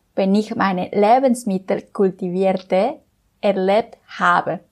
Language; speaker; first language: German; non-native, learner; Spanish